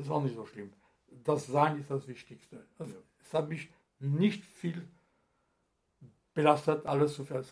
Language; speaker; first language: German; non-native, fluent; French